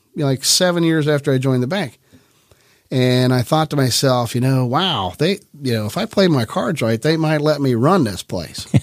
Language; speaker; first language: English; native; English